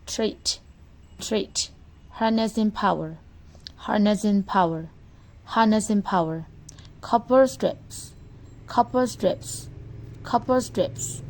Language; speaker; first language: English; non-native, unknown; Burmese